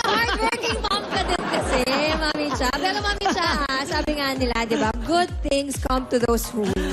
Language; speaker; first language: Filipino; native; Filipino